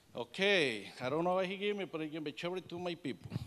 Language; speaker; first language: English; non-native, learner; Spanish